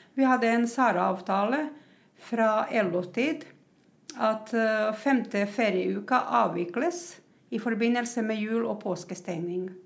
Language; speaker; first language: Norwegian; non-native, fluent; Croatian